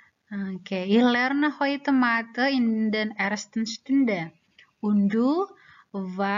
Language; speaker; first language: German; non-native, learner; Indonesian